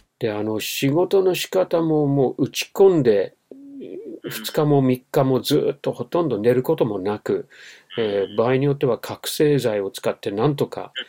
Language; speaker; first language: Japanese; non-native, fluent; English